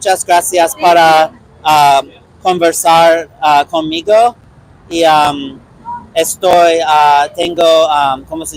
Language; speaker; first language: Spanish; non-native, learner; English